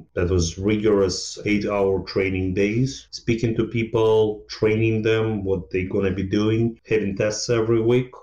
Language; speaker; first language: English; non-native, fluent; Ukrainian